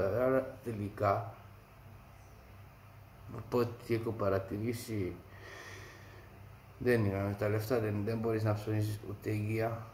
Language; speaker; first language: Greek; non-native, fluent; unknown